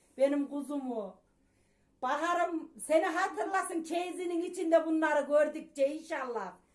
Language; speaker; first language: Turkish; native; Turkish